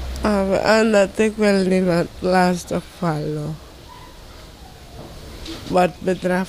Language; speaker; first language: Dutch; non-native, local second language; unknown